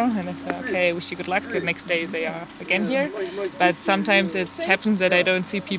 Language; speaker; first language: English; non-native, fluent; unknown